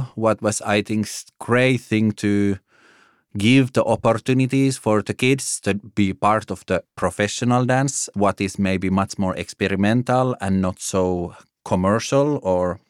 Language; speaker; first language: English; non-native, fluent; Finnish